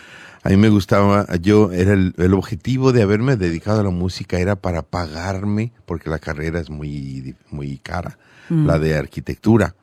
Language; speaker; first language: Spanish; native; Spanish